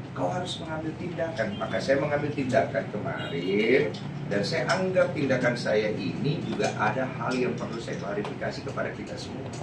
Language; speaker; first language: Indonesian; native; Indonesian